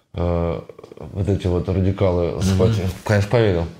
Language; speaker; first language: Russian; native; Russian